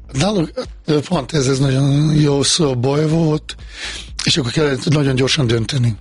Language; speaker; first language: Hungarian; non-native, fluent; Bosnian